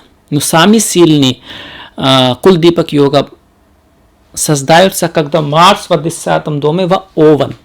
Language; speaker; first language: Russian; non-native, learner; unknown